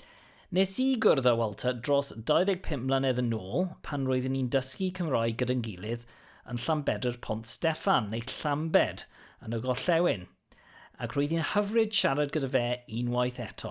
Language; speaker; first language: Welsh; non-native, local second language; English